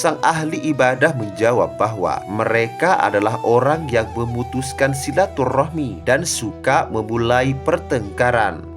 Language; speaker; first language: Indonesian; native; Indonesian